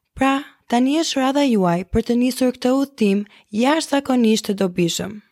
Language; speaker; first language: Albanian; early bilingual, heritage; Albanian